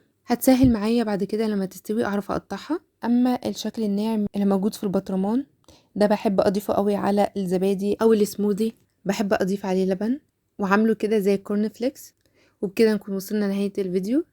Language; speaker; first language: Arabic; native; Arabic